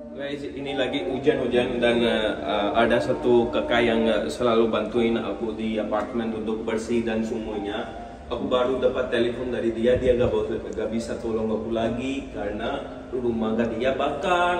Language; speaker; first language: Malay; non-native, learner; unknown